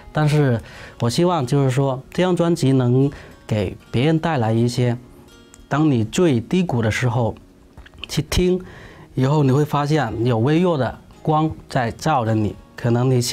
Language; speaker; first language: Chinese; non-native, local second language; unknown